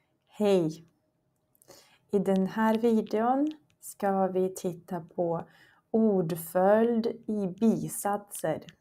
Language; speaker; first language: Swedish; non-native, fluent; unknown